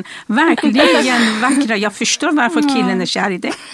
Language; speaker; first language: Swedish; non-native, fluent; Persian